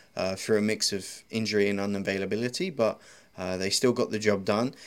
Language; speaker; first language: English; native; English